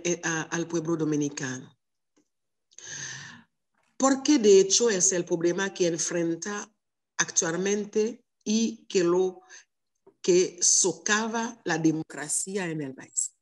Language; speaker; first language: Spanish; non-native, learner; Haitian Creole